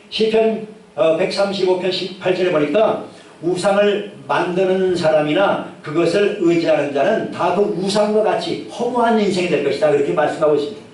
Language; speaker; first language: Korean; native; Korean